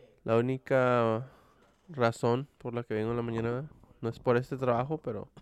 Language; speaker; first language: Spanish; early bilingual, heritage; Spanish